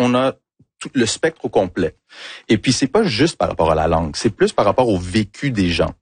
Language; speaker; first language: French; early bilingual, heritage; French